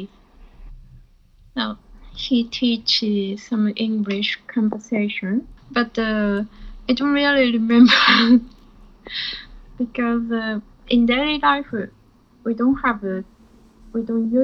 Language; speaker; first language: English; non-native, learner; Japanese